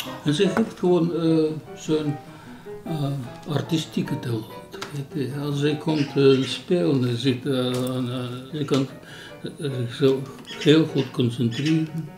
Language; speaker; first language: Dutch; non-native, learner; Georgian